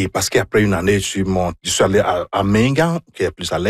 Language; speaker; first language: French; non-native, fluent; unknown